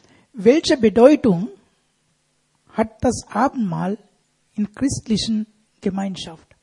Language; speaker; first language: German; non-native, fluent; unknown